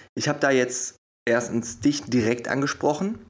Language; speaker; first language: German; native; German